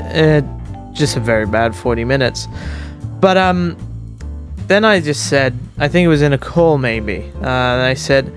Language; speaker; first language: English; native; English